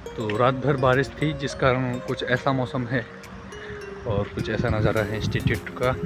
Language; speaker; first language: Hindi; native; Hindi